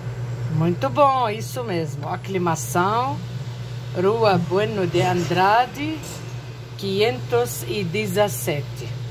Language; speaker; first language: Portuguese; non-native, fluent; Arabic